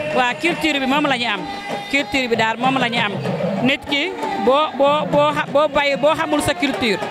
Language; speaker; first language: Wolof; non-native, local second language; Jola-Fonyi